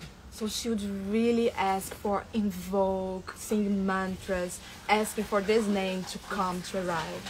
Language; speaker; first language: English; non-native, fluent; Portuguese